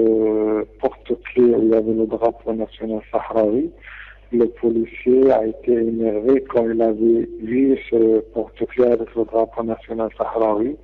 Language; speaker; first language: French; non-native, local second language; Arabic